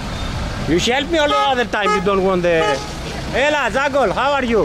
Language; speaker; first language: English; non-native, learner; Greek